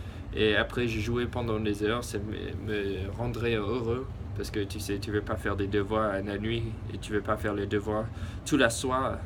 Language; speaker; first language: French; early bilingual, heritage; English